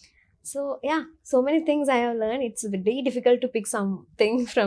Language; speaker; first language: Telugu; non-native, learner; Malayalam